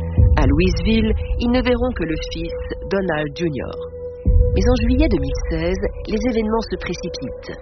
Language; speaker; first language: French; native; French